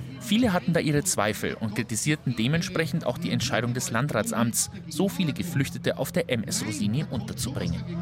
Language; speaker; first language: German; native; German